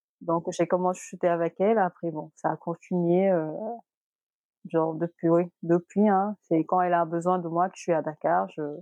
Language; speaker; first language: French; non-native, local second language; Wolof